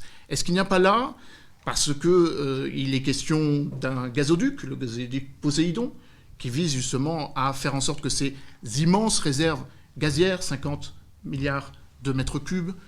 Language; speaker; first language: French; native; French